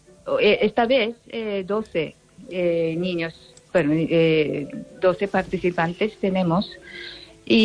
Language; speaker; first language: Spanish; non-native, learner; Japanese